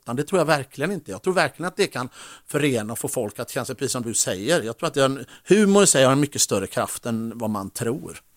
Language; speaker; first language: Swedish; native; Swedish